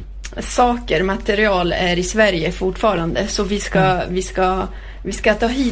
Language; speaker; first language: Swedish; early bilingual, heritage; Swedish